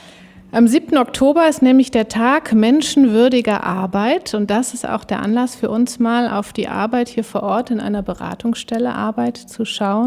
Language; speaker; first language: German; native; German